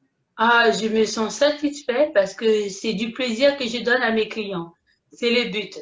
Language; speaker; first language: French; early bilingual, other home language; Haitian Creole